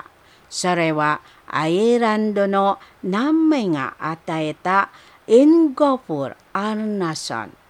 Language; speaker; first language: Japanese; non-native, fluent; Indonesian